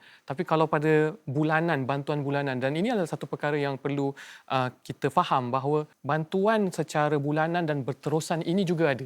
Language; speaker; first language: Malay; native; Malay